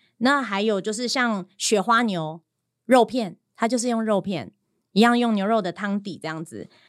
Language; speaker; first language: Chinese; native; Chinese